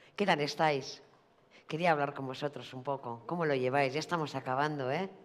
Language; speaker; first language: Spanish; native; Spanish